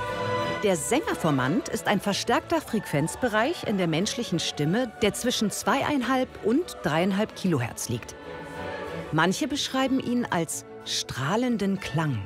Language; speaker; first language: German; native; German